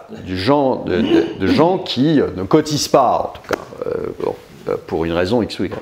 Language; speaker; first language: French; native; French